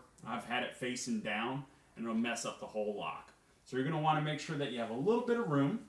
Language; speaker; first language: English; native; English